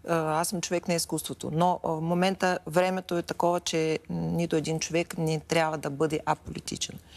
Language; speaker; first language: Bulgarian; non-native, fluent; Russian